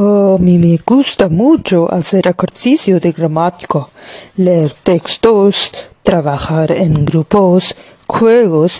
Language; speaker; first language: Spanish; non-native, learner; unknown